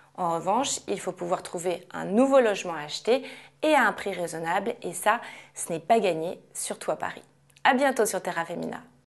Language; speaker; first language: French; native; French